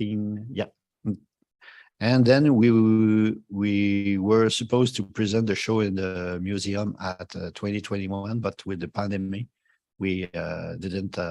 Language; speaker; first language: English; non-native, fluent; French